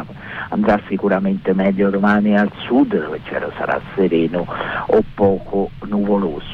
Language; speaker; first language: Italian; native; Italian